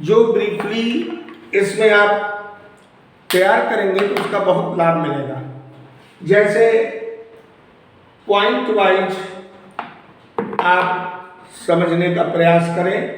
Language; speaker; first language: Hindi; native; Hindi